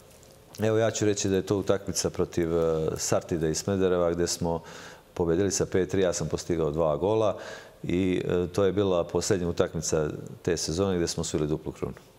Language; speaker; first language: Serbian; native; Serbian